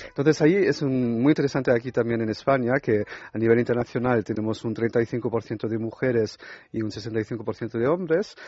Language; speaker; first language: Spanish; non-native, fluent; French